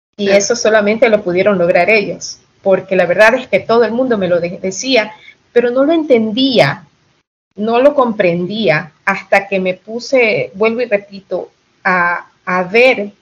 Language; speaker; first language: Spanish; early bilingual, heritage; Spanish